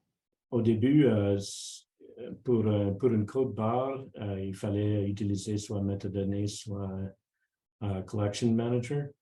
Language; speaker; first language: French; non-native, local second language; English